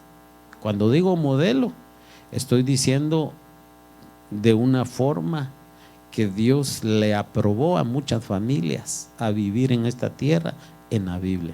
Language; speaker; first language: Spanish; native; Spanish